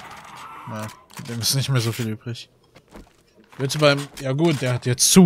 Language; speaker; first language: German; native; German